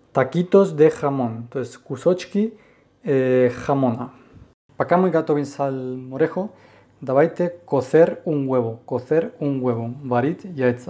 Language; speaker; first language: Russian; non-native, fluent; Spanish